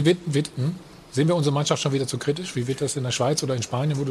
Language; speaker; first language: German; native; German